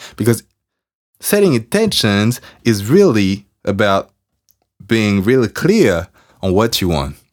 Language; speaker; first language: English; non-native, fluent; French